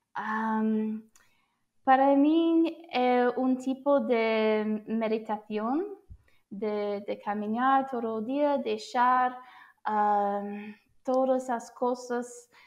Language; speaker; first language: Galician; non-native, fluent; English